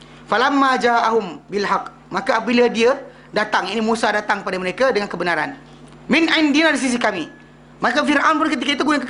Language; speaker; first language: Malay; native; Malay